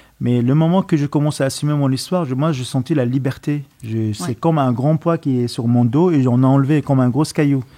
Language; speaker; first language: French; non-native, fluent; Arabic